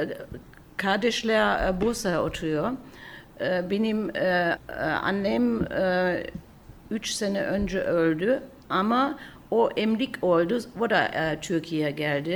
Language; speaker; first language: Turkish; early bilingual, heritage; German